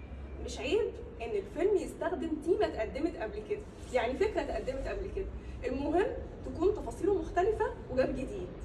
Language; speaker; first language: Arabic; native; Arabic